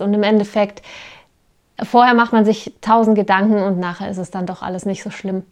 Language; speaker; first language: German; native; German